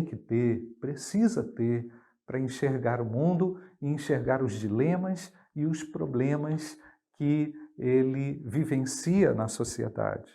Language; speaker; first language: Portuguese; native; Portuguese